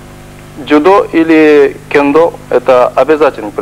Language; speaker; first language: Russian; non-native, fluent; Japanese